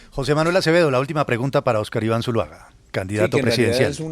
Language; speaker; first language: Spanish; native; Spanish